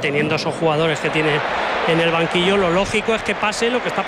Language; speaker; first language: Spanish; native; Spanish